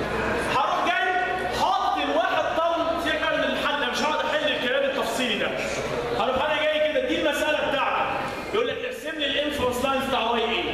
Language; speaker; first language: Arabic; native; Arabic